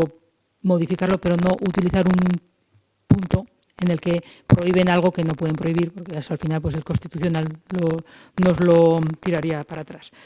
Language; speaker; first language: Spanish; native; Spanish